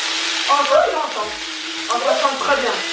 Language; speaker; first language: French; native; French